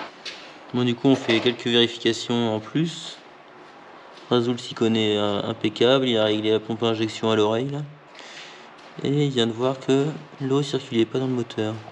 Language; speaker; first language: French; native; French